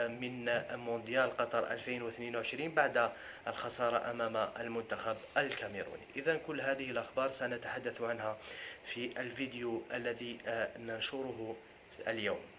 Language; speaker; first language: Arabic; native; Arabic